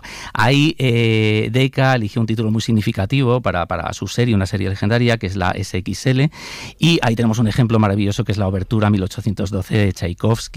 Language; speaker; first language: Spanish; native; Spanish